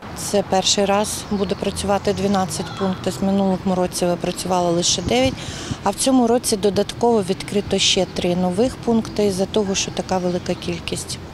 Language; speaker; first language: Ukrainian; native; Ukrainian